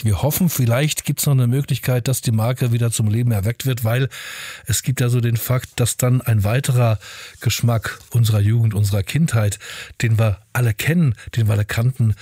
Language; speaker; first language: German; native; German